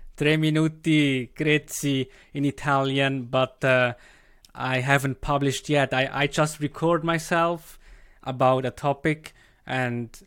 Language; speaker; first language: English; non-native, fluent; Swiss German